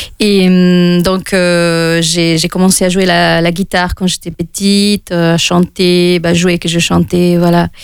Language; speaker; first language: French; non-native, fluent; Spanish